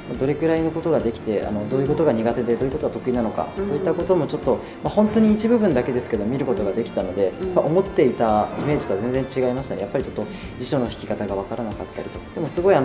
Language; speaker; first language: Japanese; native; Japanese